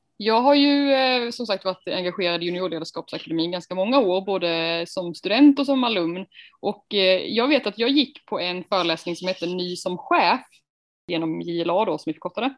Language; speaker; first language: Swedish; native; Swedish